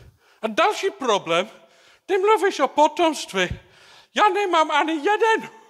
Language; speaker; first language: Czech; non-native, learner; English